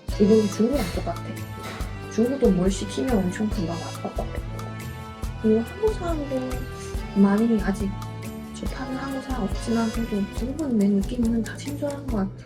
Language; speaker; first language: Korean; non-native, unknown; Chinese